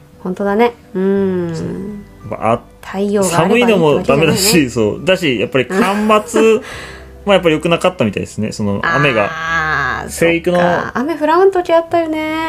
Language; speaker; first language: Japanese; native; Japanese